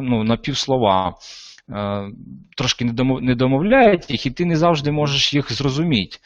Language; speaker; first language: Ukrainian; non-native, local second language; Russian